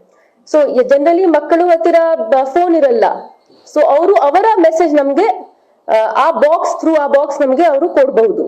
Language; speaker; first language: Kannada; non-native, fluent; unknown